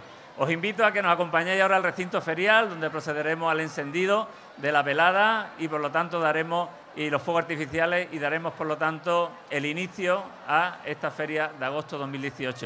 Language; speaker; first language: Spanish; native; Spanish